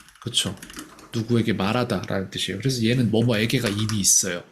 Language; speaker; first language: Korean; native; Korean